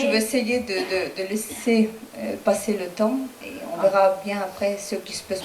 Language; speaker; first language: French; non-native, learner; Spanish